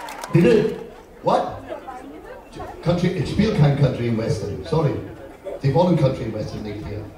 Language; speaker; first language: German; non-native, learner; English